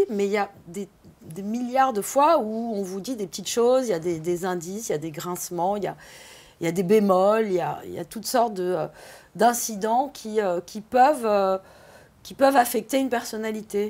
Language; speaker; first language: French; native; French